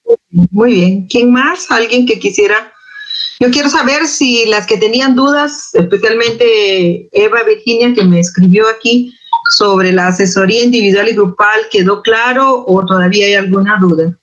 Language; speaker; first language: Spanish; native; Spanish